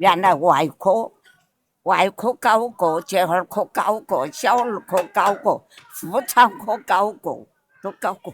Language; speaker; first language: Chinese; native; Chinese